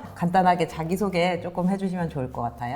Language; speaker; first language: Korean; native; Korean